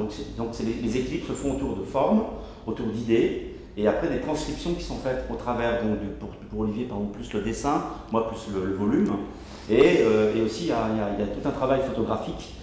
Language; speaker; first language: French; native; French